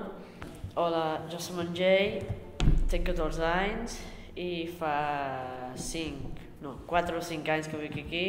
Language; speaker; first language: Catalan; early bilingual, other home language; English